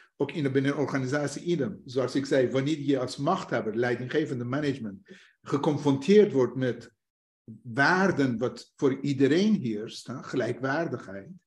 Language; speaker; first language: Dutch; non-native, fluent; Persian